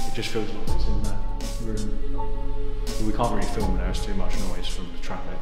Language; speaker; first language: English; native; English